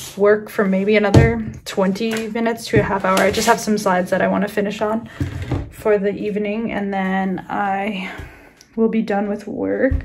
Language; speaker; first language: English; native; English